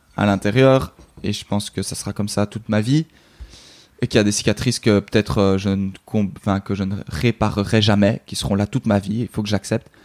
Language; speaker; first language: French; native; French